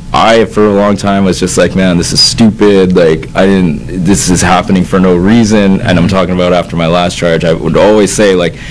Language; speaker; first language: English; native; English